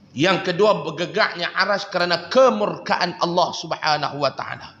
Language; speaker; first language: Malay; native; Malay